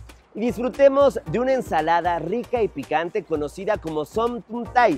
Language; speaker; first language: Spanish; native; Spanish